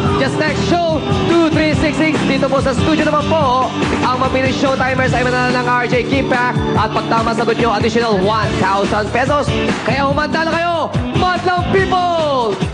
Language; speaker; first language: Filipino; native; Filipino